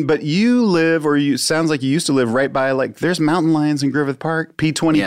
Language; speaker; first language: English; native; English